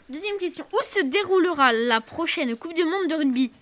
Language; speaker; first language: French; native; French